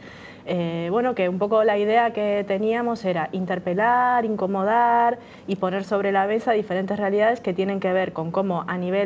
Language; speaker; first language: Spanish; native; Spanish